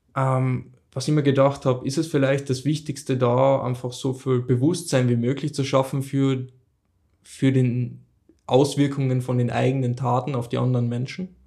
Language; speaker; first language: German; native; German